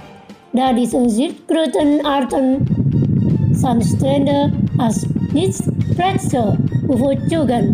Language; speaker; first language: German; non-native, fluent; Indonesian